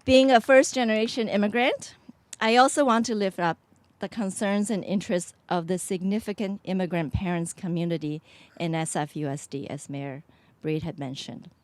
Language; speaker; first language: English; early bilingual, other home language; Chinese